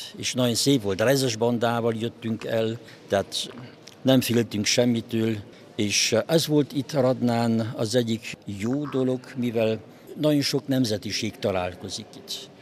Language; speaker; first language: Hungarian; non-native, local second language; German